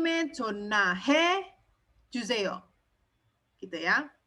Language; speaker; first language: Korean; non-native, fluent; Indonesian